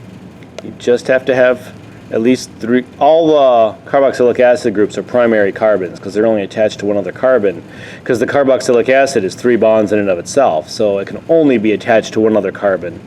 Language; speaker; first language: English; native; English